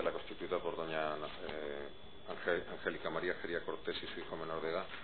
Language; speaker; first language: Spanish; native; Spanish